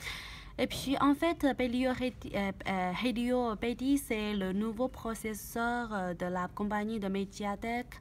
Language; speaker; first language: French; non-native, learner; Chinese